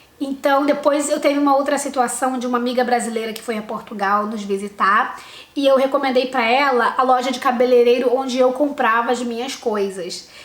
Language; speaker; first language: Portuguese; native; Portuguese